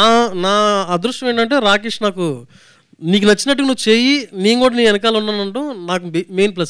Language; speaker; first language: Telugu; native; Telugu